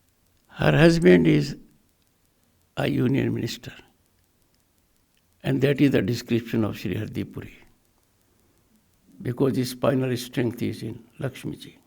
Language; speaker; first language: English; non-native, local second language; Hindi